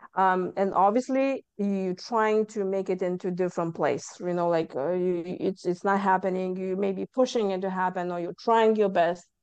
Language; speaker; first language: English; non-native, fluent; Lithuanian